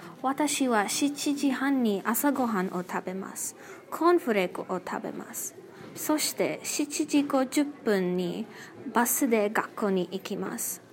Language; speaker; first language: Japanese; non-native, learner; English